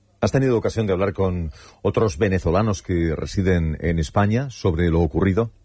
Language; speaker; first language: Spanish; native; Spanish